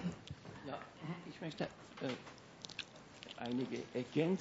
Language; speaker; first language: German; non-native, fluent; Persian